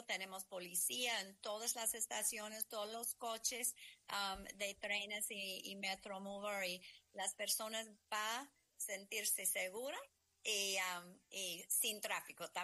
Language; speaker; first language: Spanish; non-native, fluent; English